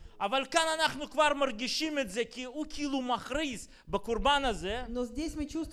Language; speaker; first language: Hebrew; non-native, fluent; Russian